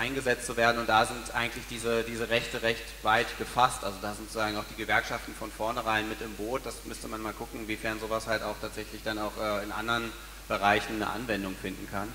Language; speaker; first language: German; native; German